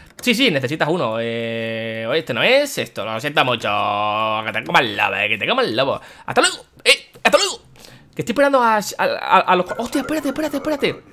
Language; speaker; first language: Spanish; native; Spanish